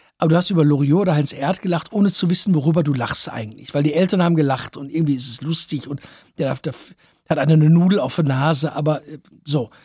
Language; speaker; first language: German; native; German